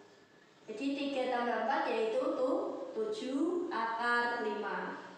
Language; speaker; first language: Indonesian; native; Indonesian